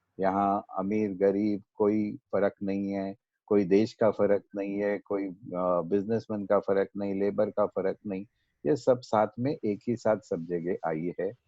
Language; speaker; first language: Hindi; non-native, local second language; Marathi